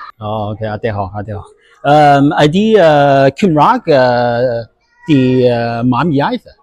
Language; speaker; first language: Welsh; non-native, learner; Chinese